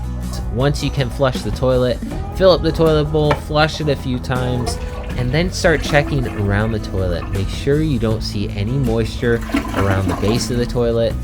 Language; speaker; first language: English; native; English